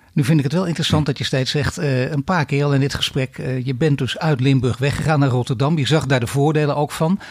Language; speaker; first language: Dutch; native; Dutch